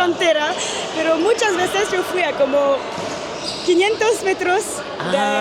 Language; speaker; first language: Spanish; non-native, fluent; French